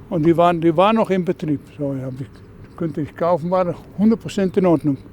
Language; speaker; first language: German; non-native, learner; Dutch